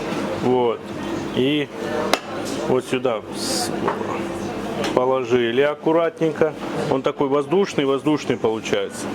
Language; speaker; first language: Russian; native; Russian